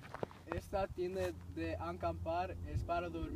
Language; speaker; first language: Spanish; non-native, learner; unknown